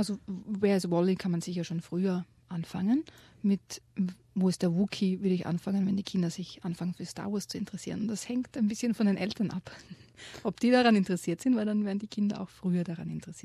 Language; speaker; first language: German; native; German